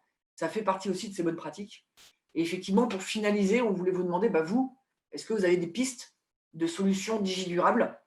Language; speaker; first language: French; native; French